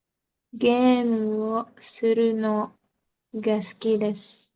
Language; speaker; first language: Japanese; non-native, learner; Indonesian